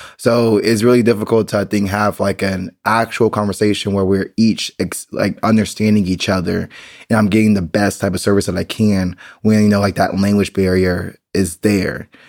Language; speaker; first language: English; native; English